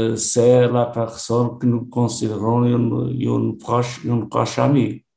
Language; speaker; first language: French; non-native, learner; Portuguese